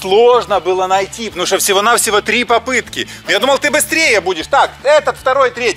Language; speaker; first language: Russian; native; Russian